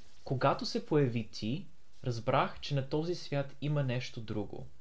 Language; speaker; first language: Bulgarian; early bilingual, heritage; Bulgarian